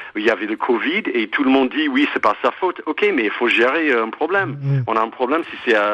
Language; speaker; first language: French; non-native, fluent; English